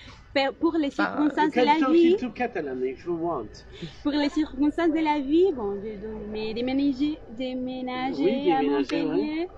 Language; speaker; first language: French; non-native, local second language; Spanish